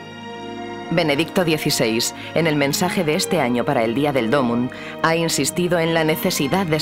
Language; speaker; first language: Spanish; native; Spanish